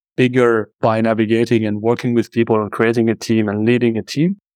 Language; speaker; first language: English; non-native, fluent; Arabic